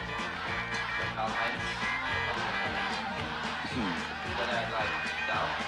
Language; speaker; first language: German; native; German